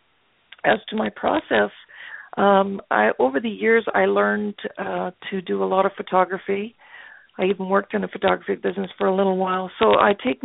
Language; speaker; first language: English; native; English